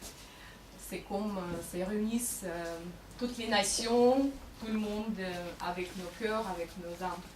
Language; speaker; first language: French; non-native, fluent; Russian